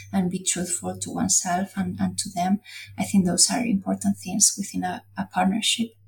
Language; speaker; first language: English; non-native, fluent; Spanish